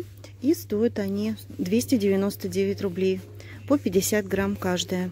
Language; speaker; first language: Russian; native; Russian